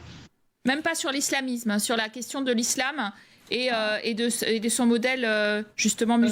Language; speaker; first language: French; native; French